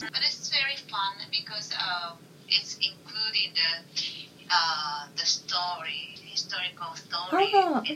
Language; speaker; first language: English; non-native, learner; Japanese